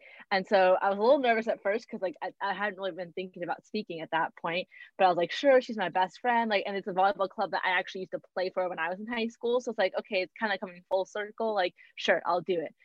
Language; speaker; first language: English; native; English